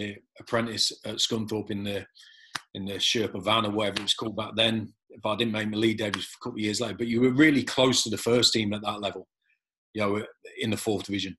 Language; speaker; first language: English; native; English